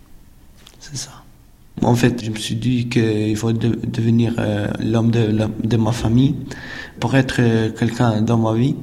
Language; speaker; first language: French; non-native, learner; Albanian